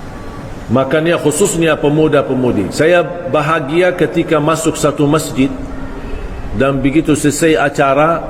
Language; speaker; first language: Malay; non-native, fluent; Arabic